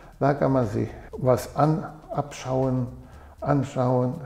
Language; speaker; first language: German; non-native, fluent; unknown